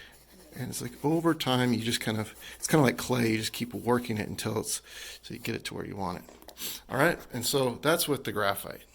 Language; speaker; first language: English; native; English